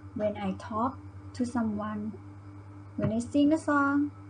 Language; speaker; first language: English; non-native, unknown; Thai